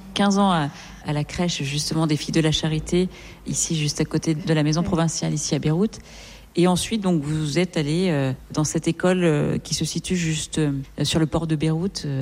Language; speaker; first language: French; native; French